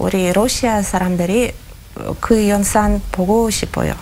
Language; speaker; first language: Korean; non-native, learner; Russian